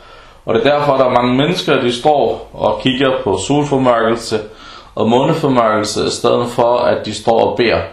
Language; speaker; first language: Danish; early bilingual, other home language; Arabic